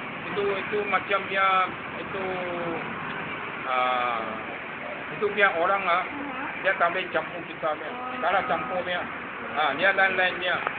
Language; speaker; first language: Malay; non-native, local second language; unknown